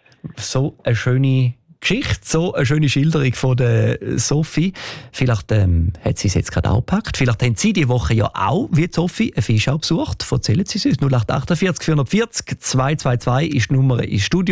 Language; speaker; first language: German; native; German